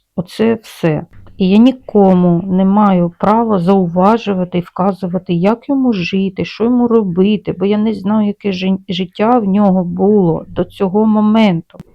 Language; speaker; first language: Ukrainian; non-native, local second language; Russian